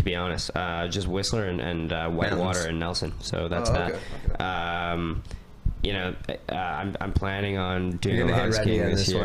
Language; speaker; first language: English; native; English